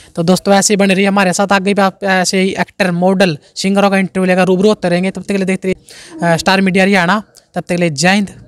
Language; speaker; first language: Hindi; native; Hindi